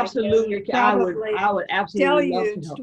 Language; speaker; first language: English; native; English